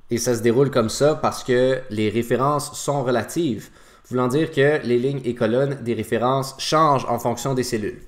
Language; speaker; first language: French; native; French